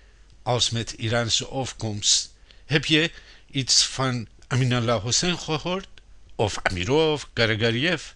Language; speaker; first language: Dutch; non-native, fluent; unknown